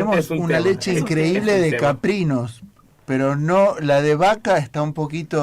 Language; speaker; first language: Spanish; native; Spanish